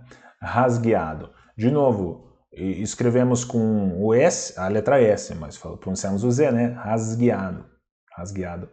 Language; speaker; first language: Portuguese; non-native, fluent; Russian